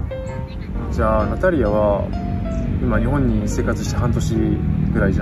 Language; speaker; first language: Japanese; native; Japanese